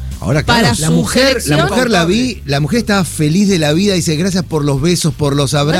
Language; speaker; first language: Spanish; native; Spanish